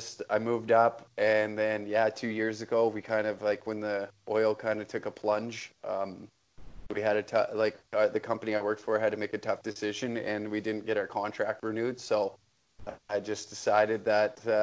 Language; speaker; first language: English; native; English